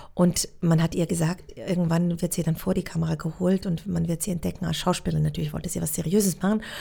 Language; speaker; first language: German; native; German